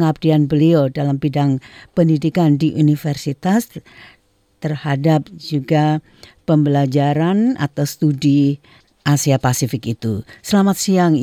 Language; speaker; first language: Indonesian; native; Indonesian